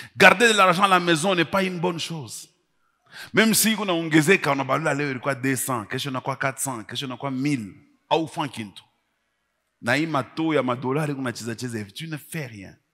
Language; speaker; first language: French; non-native, local second language; Swahili